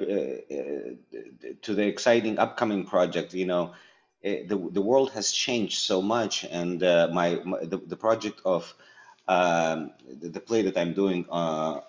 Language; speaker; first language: English; early bilingual, other home language; Russian